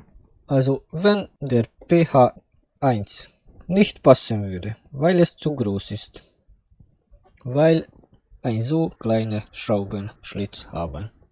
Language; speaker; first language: German; non-native, fluent; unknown